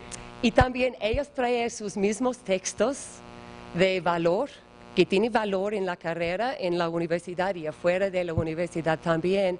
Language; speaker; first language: Spanish; non-native, learner; English